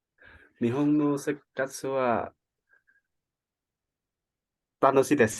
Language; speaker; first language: Japanese; non-native, learner; Indonesian